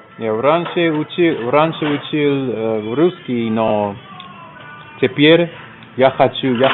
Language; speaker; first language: Russian; non-native, learner; English